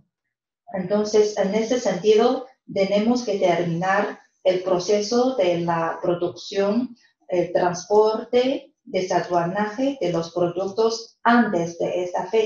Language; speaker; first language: Spanish; non-native, fluent; Chinese